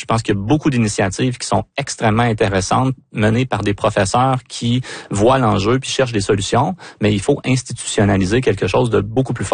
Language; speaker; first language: French; native; French